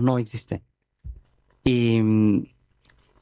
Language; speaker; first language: Spanish; non-native, learner; Bangla